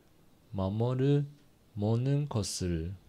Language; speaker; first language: Korean; non-native, learner; Chinese